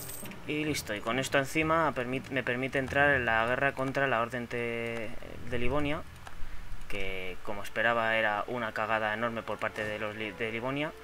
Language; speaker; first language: Spanish; native; Spanish